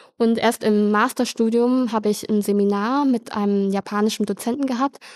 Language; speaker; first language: German; early bilingual, other home language; Vietnamese